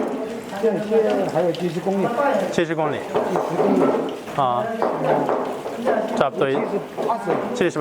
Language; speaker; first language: Chinese; non-native, learner; Japanese